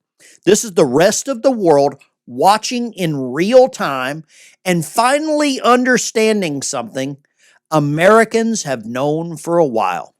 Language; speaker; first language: English; native; English